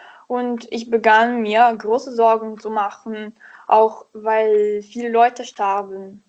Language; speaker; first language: German; non-native, learner; Italian